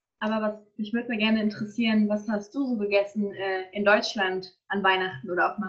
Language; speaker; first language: German; native; German